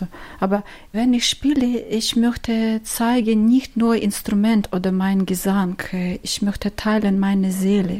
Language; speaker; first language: German; non-native, learner; Ukrainian